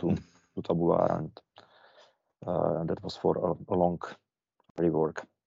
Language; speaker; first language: English; non-native, fluent; Czech